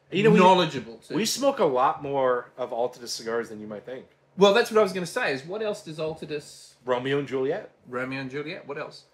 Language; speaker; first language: English; native; English